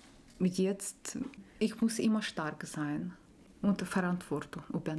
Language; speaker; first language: German; non-native, learner; Ukrainian